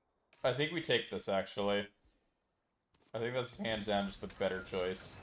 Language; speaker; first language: English; native; English